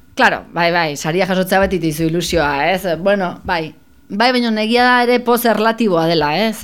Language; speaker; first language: Basque; native; Basque